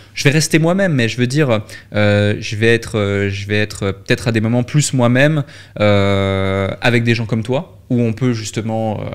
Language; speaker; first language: French; native; French